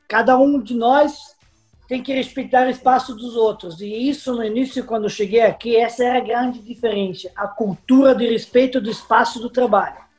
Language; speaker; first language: Portuguese; non-native, fluent; Serbian